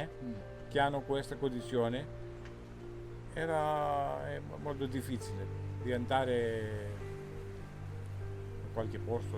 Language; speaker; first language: Italian; non-native, fluent; Greek